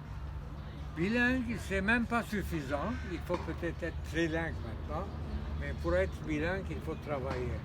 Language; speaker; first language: French; non-native, fluent; Turkish